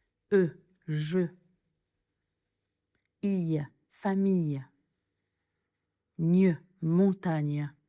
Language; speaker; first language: French; non-native, fluent; Serbian